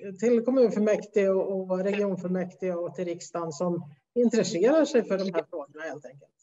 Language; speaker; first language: Swedish; native; Swedish